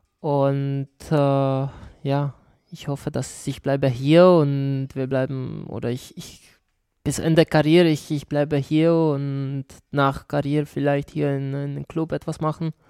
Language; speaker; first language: German; non-native, learner; Czech